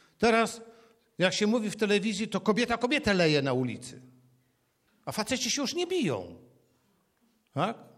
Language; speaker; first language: Polish; native; Polish